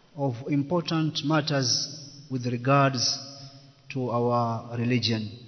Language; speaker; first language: English; non-native, local second language; Swahili